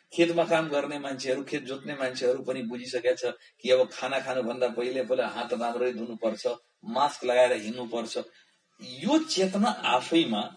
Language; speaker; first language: Nepali; non-native, local second language; Bhojpuri